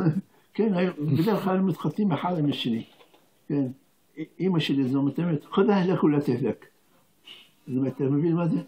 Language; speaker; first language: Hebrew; non-native, fluent; Arabic